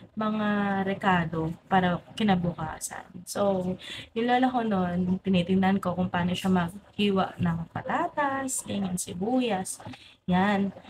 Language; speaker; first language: Filipino; native; Filipino